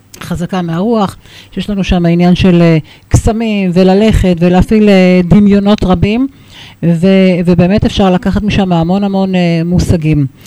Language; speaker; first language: Hebrew; native; Hebrew